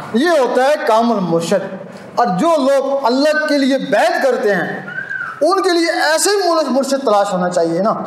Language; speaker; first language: Urdu; non-native, local second language; Punjabi